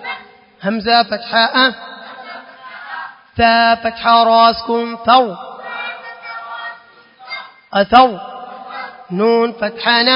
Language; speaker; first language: Arabic; non-native, learner; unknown